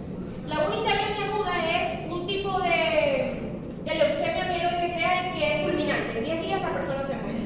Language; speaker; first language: Spanish; native; Spanish